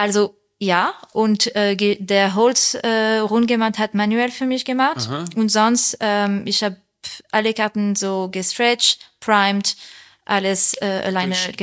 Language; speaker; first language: German; non-native, fluent; French